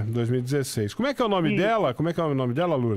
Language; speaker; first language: Portuguese; native; Portuguese